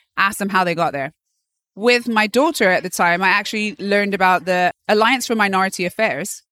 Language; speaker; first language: English; native; English